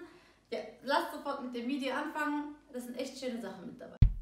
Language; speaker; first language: German; early bilingual, other home language; Turkish